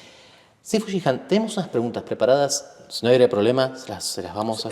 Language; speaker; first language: Spanish; native; Spanish